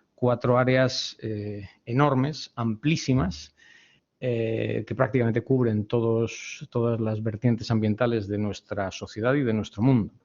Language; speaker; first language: Spanish; native; Spanish